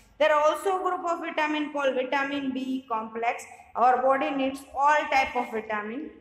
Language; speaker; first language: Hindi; non-native, local second language; Gujarati